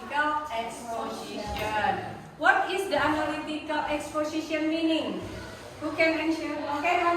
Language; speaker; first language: English; non-native, fluent; Indonesian